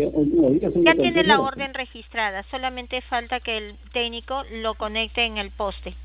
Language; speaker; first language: Spanish; native; Spanish